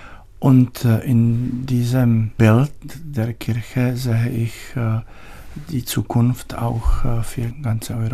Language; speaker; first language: German; non-native, learner; Czech